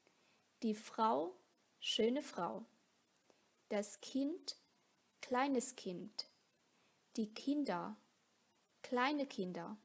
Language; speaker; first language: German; non-native, fluent; Vietnamese